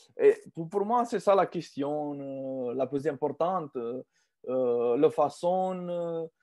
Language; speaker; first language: French; non-native, fluent; Romanian